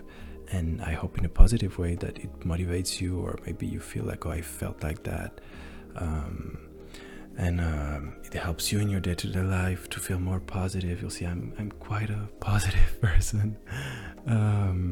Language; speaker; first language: English; non-native, fluent; French